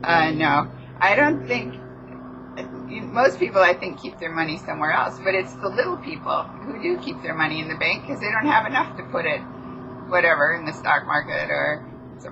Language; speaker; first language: English; native; English